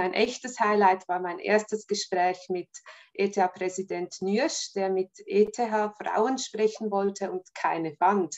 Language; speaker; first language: German; native; German